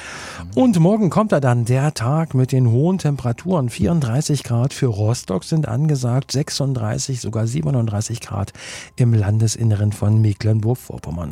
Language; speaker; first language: German; native; German